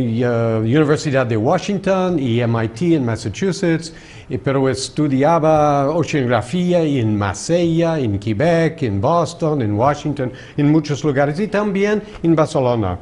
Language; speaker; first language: Spanish; non-native, fluent; English